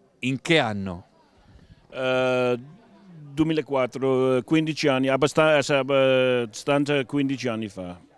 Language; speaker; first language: Italian; non-native, learner; Danish